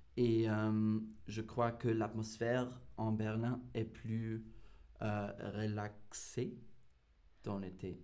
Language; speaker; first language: French; non-native, learner; English